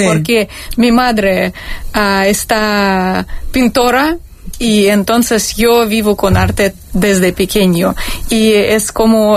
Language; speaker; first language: Spanish; non-native, fluent; Russian